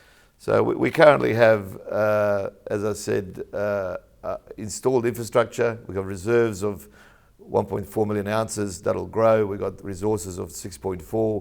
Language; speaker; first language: English; native; English